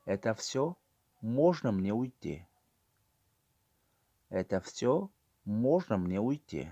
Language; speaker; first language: Russian; non-native, learner; Tajik